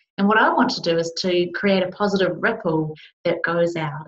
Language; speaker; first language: English; native; English